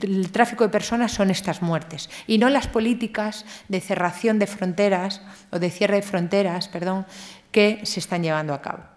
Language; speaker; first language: Spanish; native; Spanish